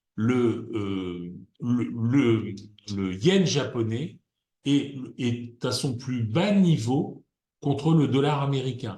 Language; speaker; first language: French; native; French